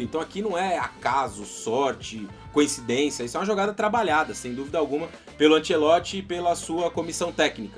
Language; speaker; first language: Portuguese; native; Portuguese